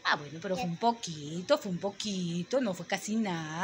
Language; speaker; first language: Spanish; native; Spanish